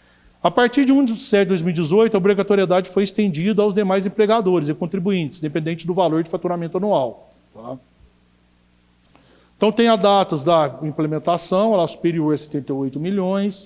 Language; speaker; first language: Portuguese; native; Portuguese